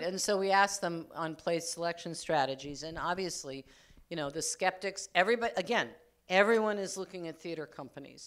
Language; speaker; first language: English; native; English